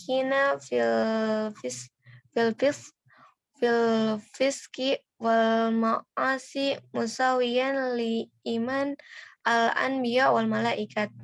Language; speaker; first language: Arabic; non-native, learner; Indonesian